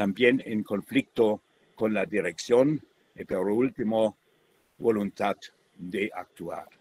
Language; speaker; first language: Spanish; non-native, fluent; German